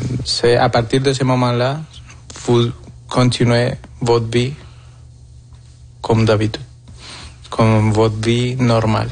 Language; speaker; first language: French; non-native, fluent; Spanish